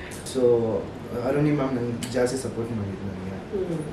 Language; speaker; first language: Kannada; early bilingual, heritage; Kannada